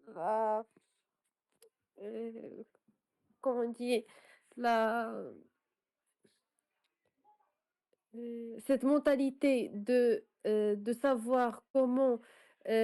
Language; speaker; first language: French; non-native, local second language; Arabic